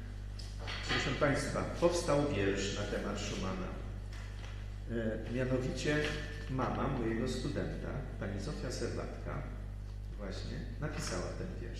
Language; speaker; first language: Polish; native; Polish